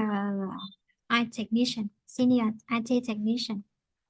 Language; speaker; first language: English; non-native, fluent; Vietnamese